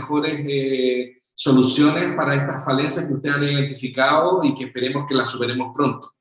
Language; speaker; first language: Spanish; native; Spanish